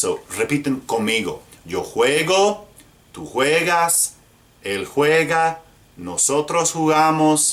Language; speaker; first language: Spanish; non-native, fluent; English